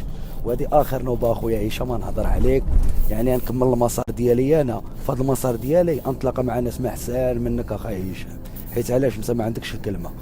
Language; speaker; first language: Arabic; native; Arabic